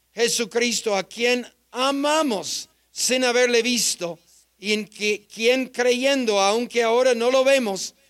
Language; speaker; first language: Spanish; non-native, fluent; English